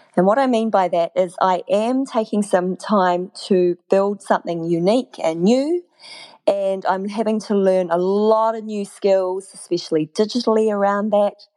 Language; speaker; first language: English; native; English